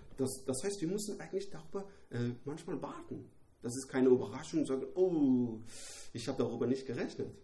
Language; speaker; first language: German; non-native, learner; Persian